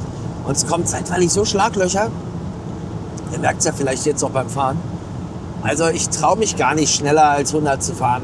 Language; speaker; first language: German; native; German